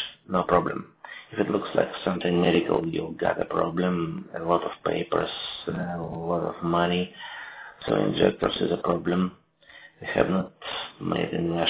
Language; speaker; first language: English; non-native, learner; Russian